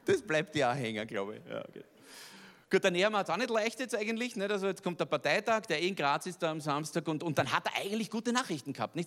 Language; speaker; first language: German; native; German